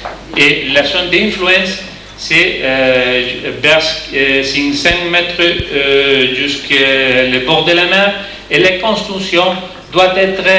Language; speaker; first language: French; non-native, learner; Spanish